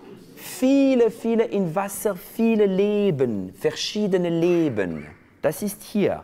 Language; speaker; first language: German; non-native, fluent; French